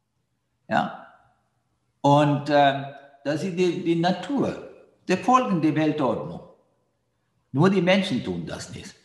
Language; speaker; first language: German; non-native, learner; Sinhala